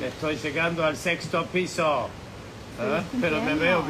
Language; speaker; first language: Spanish; non-native, fluent; English